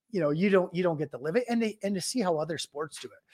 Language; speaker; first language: English; native; English